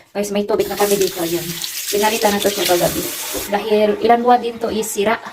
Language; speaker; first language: Filipino; native; Filipino